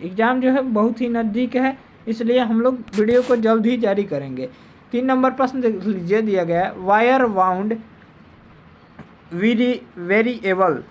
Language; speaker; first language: Hindi; native; Hindi